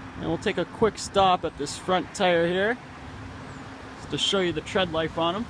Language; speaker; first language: English; native; English